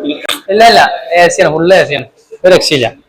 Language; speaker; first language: Malayalam; native; Malayalam